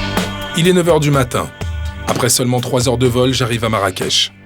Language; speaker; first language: French; native; French